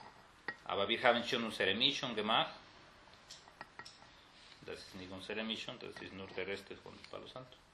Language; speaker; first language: German; non-native, fluent; Spanish